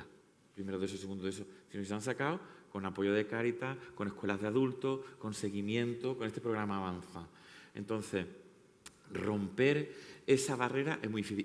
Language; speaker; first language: Spanish; native; Spanish